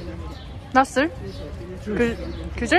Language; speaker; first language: Turkish; non-native, learner; Korean